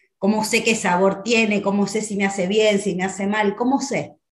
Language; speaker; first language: Spanish; native; Spanish